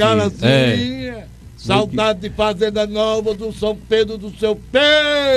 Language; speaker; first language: Portuguese; native; Portuguese